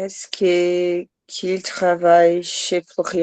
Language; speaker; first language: French; non-native, learner; Portuguese